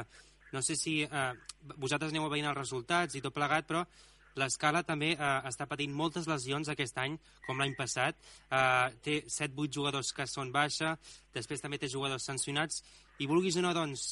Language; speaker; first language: Catalan; native; Catalan